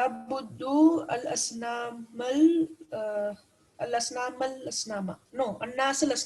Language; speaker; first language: Arabic; non-native, learner; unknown